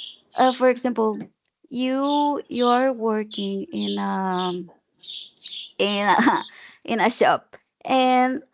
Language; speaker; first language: English; non-native, learner; Spanish